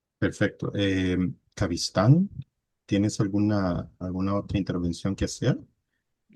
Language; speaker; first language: Spanish; native; Spanish